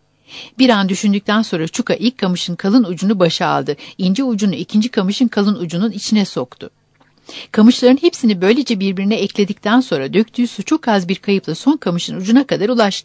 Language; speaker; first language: Turkish; native; Turkish